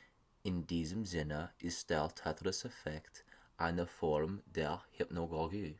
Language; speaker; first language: German; non-native, learner; English